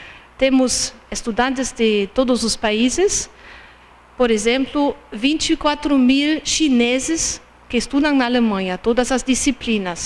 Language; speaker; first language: Portuguese; non-native, fluent; German